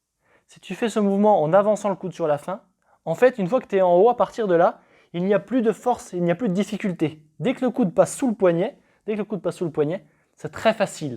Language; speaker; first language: French; native; French